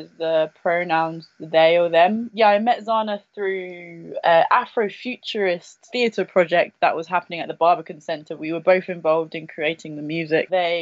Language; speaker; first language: English; native; English